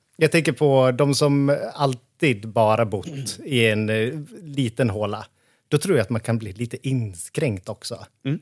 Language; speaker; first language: Swedish; native; Swedish